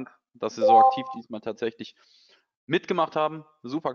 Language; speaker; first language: German; native; German